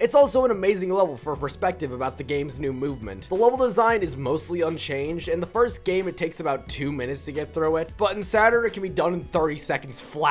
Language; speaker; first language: English; native; English